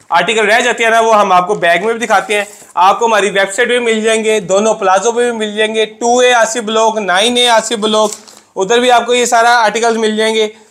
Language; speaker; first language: Urdu; non-native, local second language; Punjabi